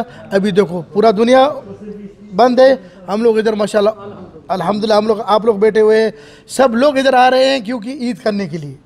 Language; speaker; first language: Hindi; non-native, fluent; Arabic